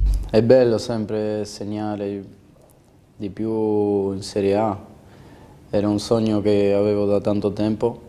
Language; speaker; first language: Italian; non-native, fluent; Spanish